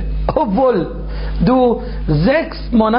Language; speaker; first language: German; non-native, fluent; Arabic